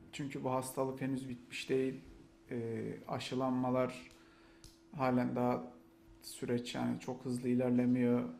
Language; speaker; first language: Turkish; native; Turkish